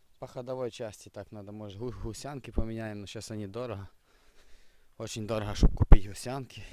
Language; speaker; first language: Russian; non-native, local second language; Ukrainian